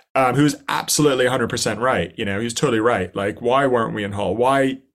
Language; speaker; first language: English; native; English